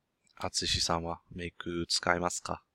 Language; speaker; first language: Japanese; non-native, learner; English